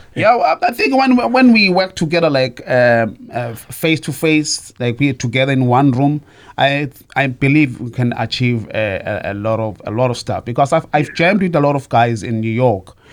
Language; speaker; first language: English; non-native, fluent; Zulu